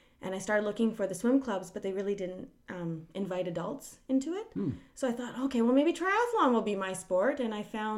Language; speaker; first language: English; native; English